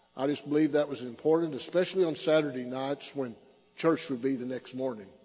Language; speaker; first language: English; native; English